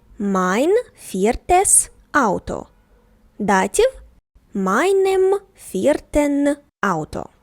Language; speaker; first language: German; non-native, fluent; Ukrainian